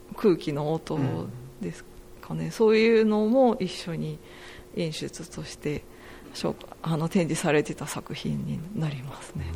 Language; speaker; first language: Japanese; native; Japanese